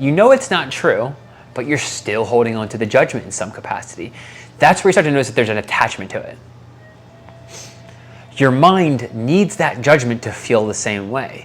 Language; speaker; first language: English; native; English